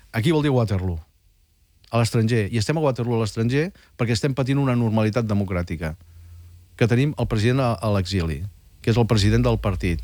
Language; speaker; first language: Catalan; native; Catalan